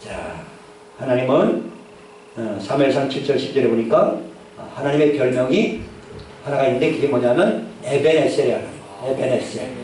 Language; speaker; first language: Korean; native; Korean